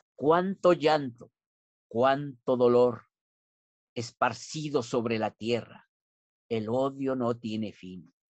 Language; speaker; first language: Spanish; non-native, local second language; Nahuatl languages